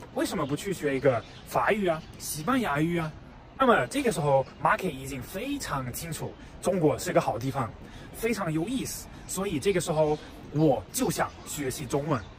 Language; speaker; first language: Chinese; non-native, fluent; German